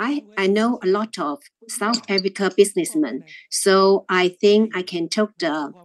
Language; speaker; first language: English; non-native, learner; Chinese